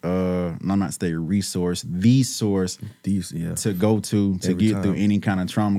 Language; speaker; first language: English; native; English